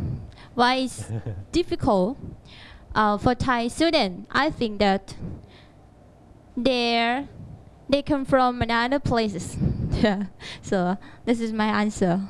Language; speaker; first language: English; non-native, learner; Thai